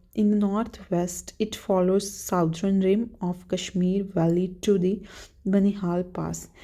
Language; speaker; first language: English; non-native, local second language; Punjabi